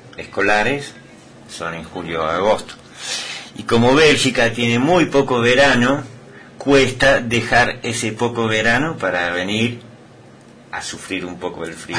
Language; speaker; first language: Spanish; non-native, fluent; Dutch